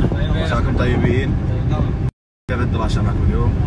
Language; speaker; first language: Arabic; native; Arabic